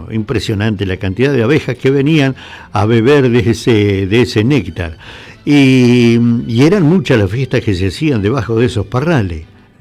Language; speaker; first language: Spanish; native; Spanish